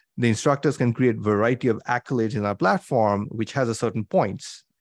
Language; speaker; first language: English; non-native, local second language; Bangla